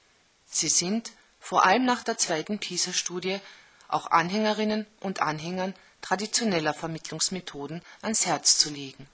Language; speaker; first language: German; native; German